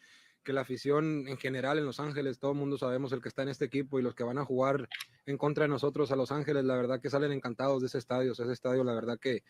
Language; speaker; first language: Spanish; native; Spanish